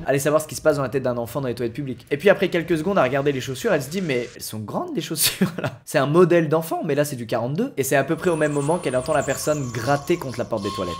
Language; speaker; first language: French; native; French